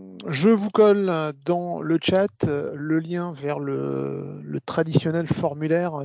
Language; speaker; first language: French; native; French